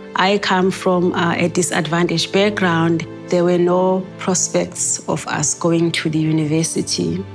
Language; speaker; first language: English; non-native, local second language; Zulu